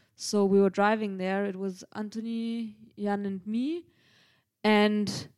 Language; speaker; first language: English; non-native, fluent; German